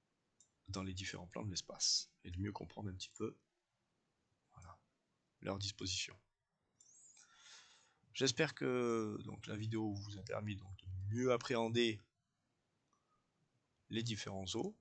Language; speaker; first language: French; native; French